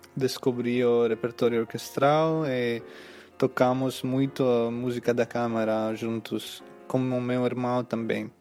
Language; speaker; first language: Portuguese; non-native, learner; Greek